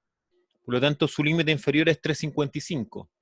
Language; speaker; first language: Spanish; native; Spanish